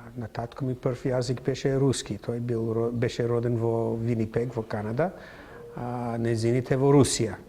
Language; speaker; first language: Macedonian; non-native, fluent; English